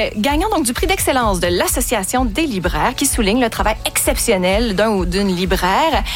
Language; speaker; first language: French; native; French